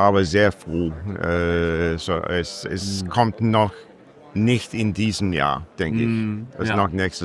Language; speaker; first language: German; non-native, learner; English